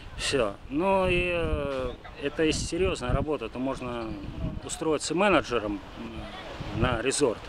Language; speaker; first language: Russian; native; Russian